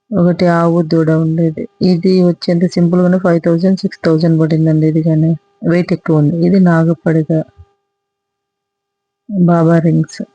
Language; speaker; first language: Telugu; native; Telugu